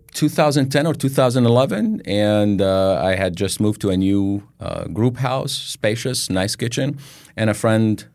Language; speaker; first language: English; non-native, fluent; Arabic